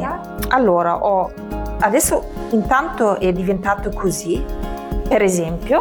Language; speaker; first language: Italian; non-native, fluent; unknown